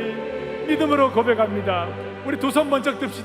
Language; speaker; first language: Korean; native; Korean